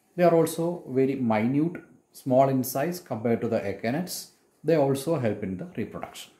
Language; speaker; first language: English; non-native, local second language; Malayalam